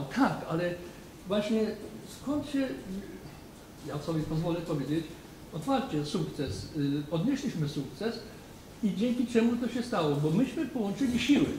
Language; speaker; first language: Polish; native; Polish